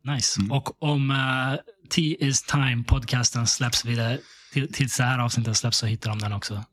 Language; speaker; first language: Swedish; early bilingual, other home language; Russian